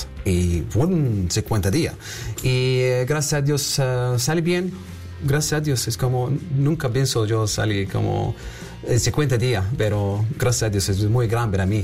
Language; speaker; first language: Spanish; non-native, learner; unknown